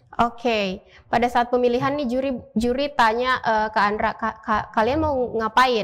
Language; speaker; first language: Indonesian; native; Indonesian